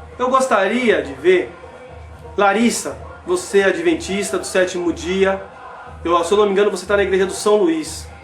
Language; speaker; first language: Portuguese; native; Portuguese